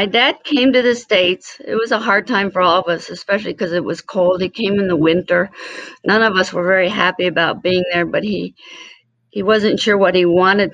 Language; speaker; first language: English; early bilingual, other home language; Spanish